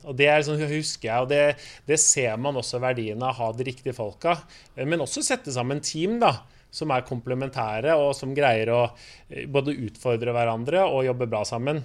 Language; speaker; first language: Norwegian; native; Norwegian